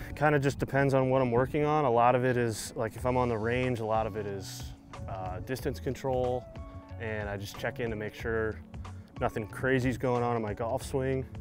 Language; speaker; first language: English; native; English